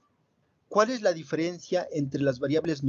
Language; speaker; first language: Spanish; native; Spanish